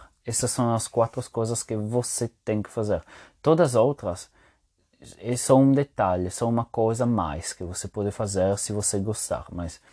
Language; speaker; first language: Portuguese; non-native, fluent; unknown